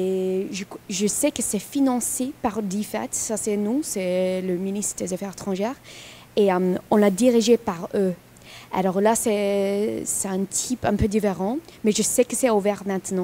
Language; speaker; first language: French; non-native, fluent; English